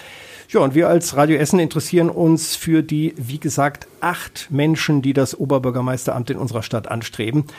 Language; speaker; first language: German; native; German